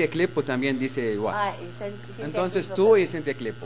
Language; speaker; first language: Spanish; non-native, learner; Arabic